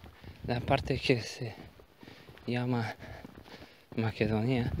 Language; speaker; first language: Spanish; non-native, learner; Bulgarian